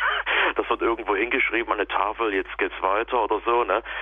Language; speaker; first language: German; native; German